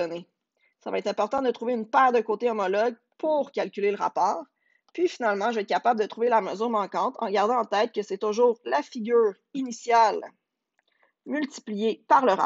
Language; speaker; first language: French; native; French